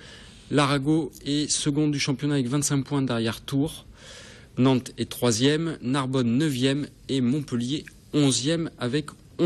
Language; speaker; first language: French; native; French